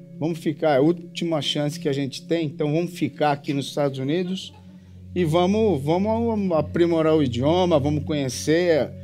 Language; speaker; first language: Portuguese; native; Portuguese